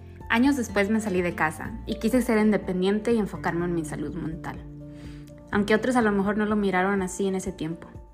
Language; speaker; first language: Spanish; early bilingual, heritage; Spanish